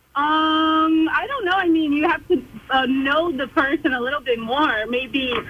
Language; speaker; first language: English; non-native, fluent; Portuguese